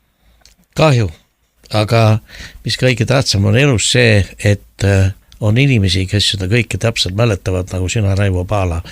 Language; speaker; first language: Estonian; native; Estonian